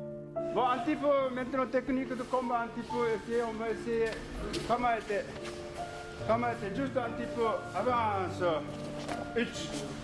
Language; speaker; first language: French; non-native, learner; Japanese